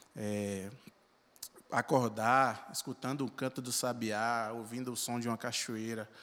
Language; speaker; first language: Portuguese; native; Portuguese